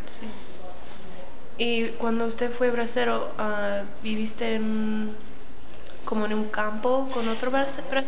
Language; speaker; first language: Spanish; early bilingual, other home language; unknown